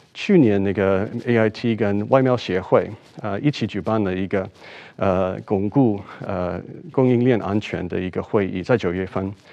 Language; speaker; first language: Chinese; non-native, fluent; English